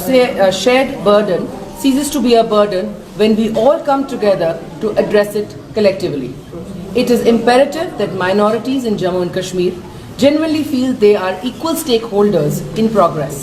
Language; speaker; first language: English; non-native, local second language; Hindi